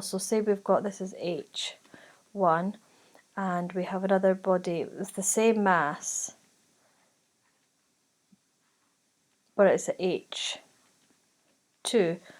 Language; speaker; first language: English; native; English